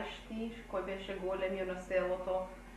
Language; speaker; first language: Macedonian; early bilingual, heritage; Macedonian